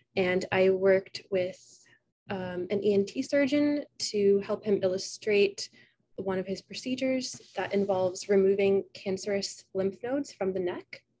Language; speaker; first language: English; native; English